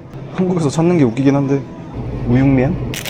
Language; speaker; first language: Korean; native; Korean